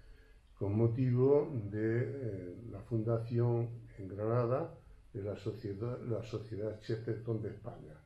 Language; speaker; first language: Spanish; native; Spanish